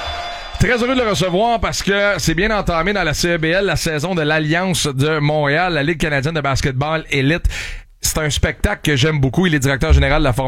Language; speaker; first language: French; native; French